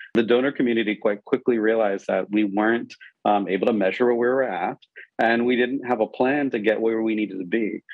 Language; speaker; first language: English; non-native, local second language; Urdu